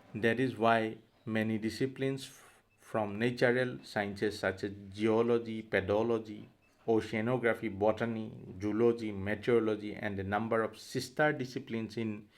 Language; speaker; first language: English; non-native, local second language; Assamese